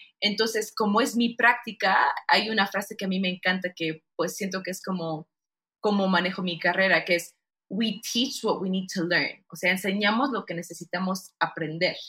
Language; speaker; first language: Spanish; early bilingual, heritage; Spanish